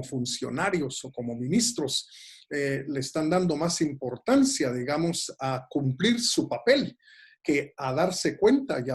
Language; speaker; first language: Spanish; native; Spanish